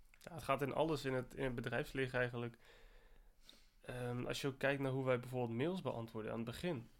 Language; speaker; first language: Dutch; native; Dutch